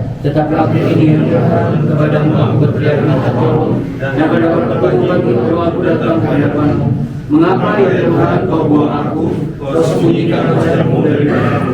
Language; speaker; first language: Indonesian; native; Indonesian